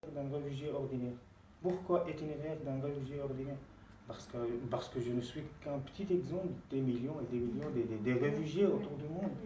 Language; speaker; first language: French; non-native, fluent; Arabic